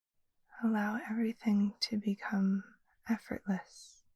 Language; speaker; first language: English; native; English